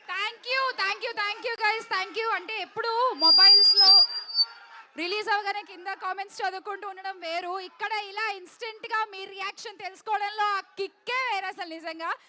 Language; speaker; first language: Telugu; native; Telugu